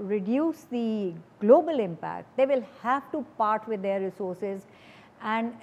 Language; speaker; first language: English; non-native, local second language; Urdu